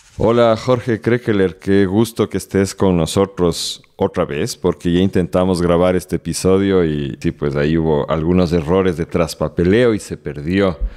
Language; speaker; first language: Spanish; native; Spanish